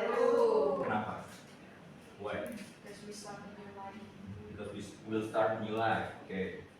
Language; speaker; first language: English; non-native, learner; Indonesian